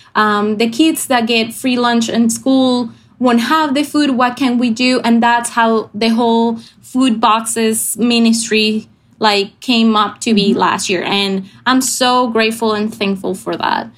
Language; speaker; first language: English; non-native, fluent; Spanish